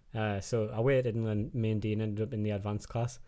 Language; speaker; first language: English; native; English